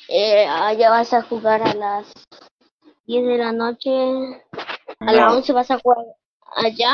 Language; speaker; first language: Spanish; native; Spanish